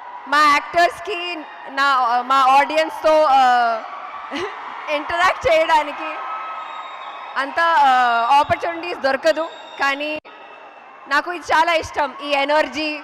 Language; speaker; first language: Telugu; non-native, fluent; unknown